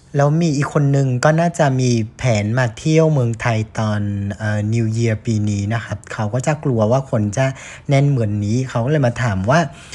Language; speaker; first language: Thai; non-native, fluent; Vietnamese